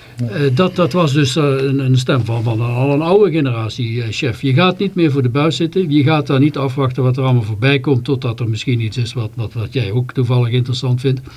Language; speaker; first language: Dutch; native; Dutch